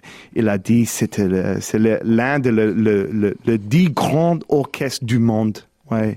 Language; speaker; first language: French; non-native, learner; English